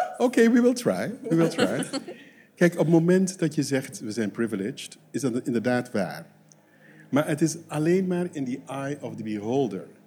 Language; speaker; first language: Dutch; non-native, local second language; Papiamento